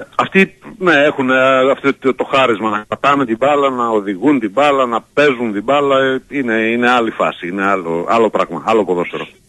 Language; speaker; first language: Greek; native; Greek